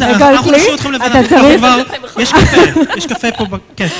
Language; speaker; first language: Hebrew; native; Hebrew